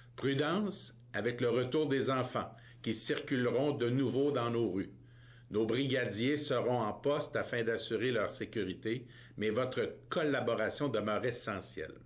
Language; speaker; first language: French; native; French